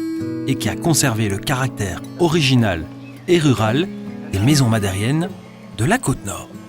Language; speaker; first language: French; native; French